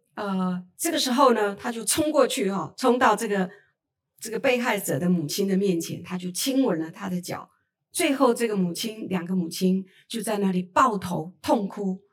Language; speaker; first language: Chinese; native; Chinese